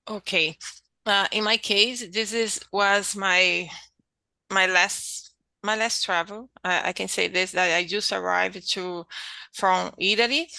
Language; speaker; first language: English; non-native, learner; Portuguese